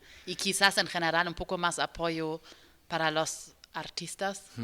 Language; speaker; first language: Spanish; non-native, learner; German